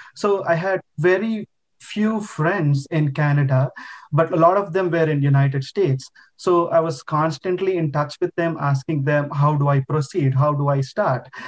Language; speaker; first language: English; non-native, local second language; Telugu